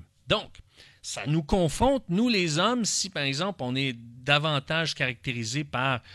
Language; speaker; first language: French; native; French